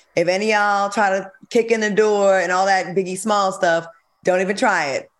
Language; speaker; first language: English; native; English